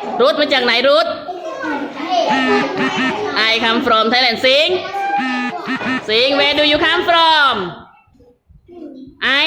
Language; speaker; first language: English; non-native, fluent; Thai